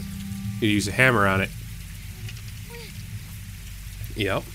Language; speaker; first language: English; native; English